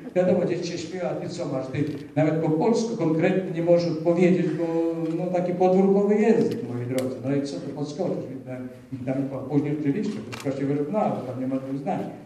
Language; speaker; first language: Polish; early bilingual, heritage; Polish